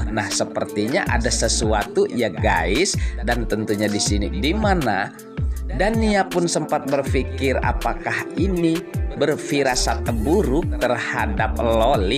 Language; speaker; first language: Indonesian; native; Indonesian